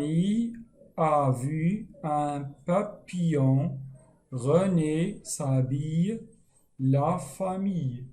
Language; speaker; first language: French; non-native, local second language; Arabic